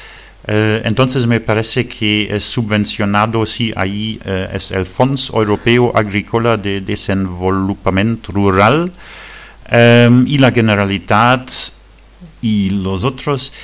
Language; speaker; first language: Spanish; non-native, fluent; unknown